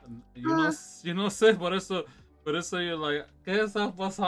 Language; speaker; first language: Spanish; early bilingual, heritage; English